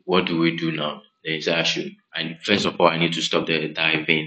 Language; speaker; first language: English; non-native, local second language; Ewe